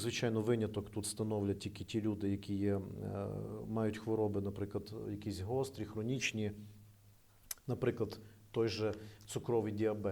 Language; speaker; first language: Ukrainian; native; Ukrainian